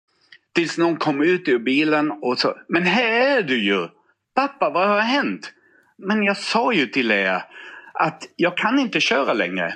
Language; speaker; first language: Swedish; non-native, fluent; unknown